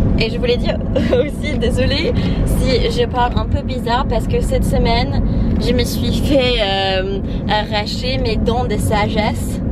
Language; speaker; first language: French; non-native, fluent; English